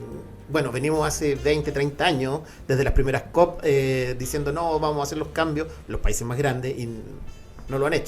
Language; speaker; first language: Spanish; native; Spanish